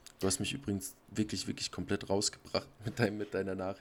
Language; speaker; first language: German; native; German